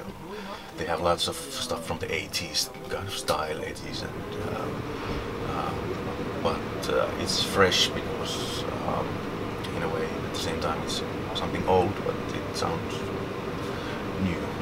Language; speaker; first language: English; non-native, fluent; Finnish